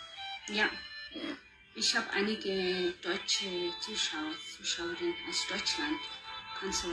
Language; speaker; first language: German; non-native, fluent; Tibetan